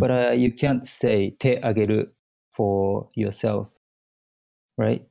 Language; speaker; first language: English; non-native, learner; Japanese